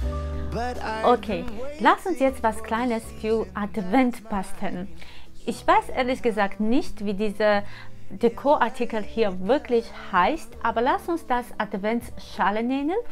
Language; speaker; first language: German; non-native, fluent; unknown